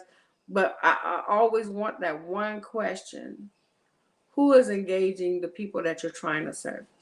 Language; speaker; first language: English; native; English